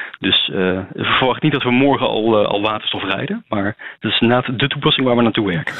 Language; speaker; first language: Dutch; native; Dutch